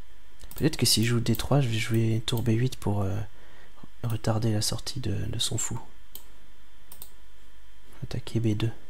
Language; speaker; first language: French; native; French